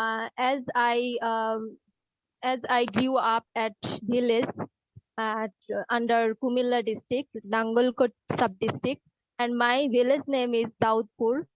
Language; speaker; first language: English; non-native, learner; Bangla